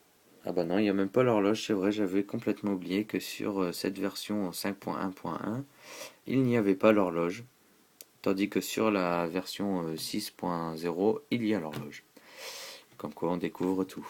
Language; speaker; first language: French; native; French